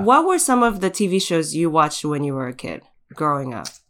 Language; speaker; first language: English; early bilingual, other home language; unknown